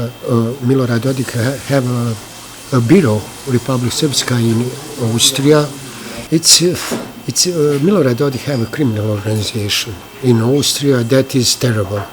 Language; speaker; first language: English; non-native, learner; Bosnian